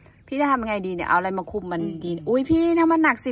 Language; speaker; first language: Thai; native; Thai